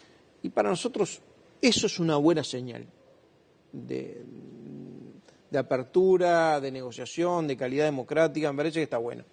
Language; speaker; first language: Spanish; native; Spanish